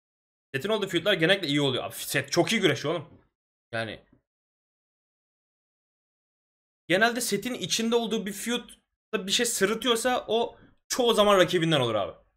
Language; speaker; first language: Turkish; native; Turkish